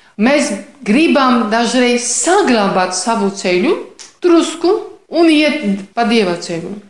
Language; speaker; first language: Latvian; non-native, fluent; Polish